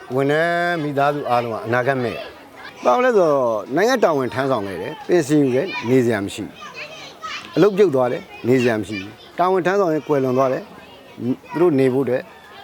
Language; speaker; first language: Burmese; native; Burmese